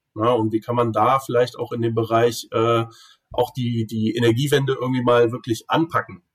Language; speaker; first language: German; native; German